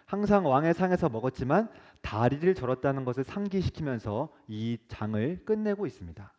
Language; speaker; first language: Korean; native; Korean